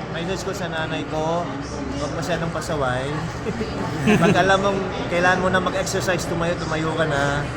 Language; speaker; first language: Filipino; native; Filipino